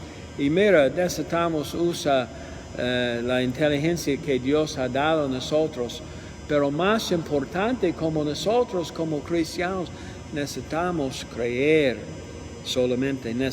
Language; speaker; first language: Spanish; non-native, learner; English